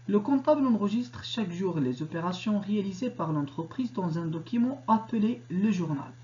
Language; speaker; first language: French; non-native, local second language; Arabic